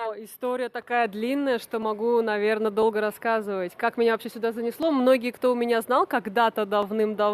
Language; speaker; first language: Russian; native; Russian